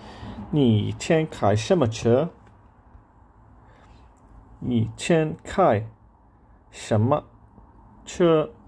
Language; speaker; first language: Chinese; non-native, learner; English